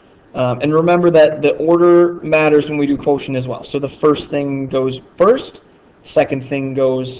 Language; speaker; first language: English; native; English